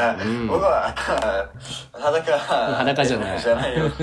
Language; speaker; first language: Japanese; non-native, learner; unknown